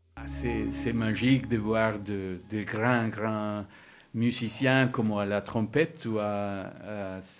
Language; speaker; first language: French; non-native, learner; Spanish